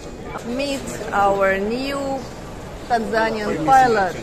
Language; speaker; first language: English; non-native, fluent; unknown